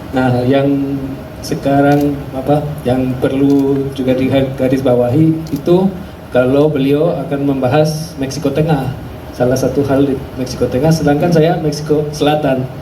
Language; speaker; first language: Indonesian; non-native, fluent; Spanish